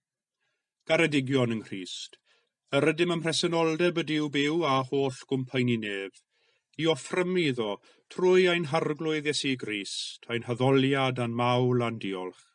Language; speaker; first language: Welsh; native; Welsh